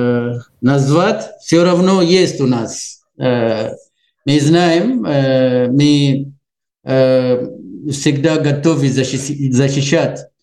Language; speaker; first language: Russian; non-native, learner; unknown